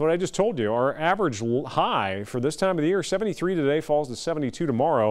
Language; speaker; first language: English; native; English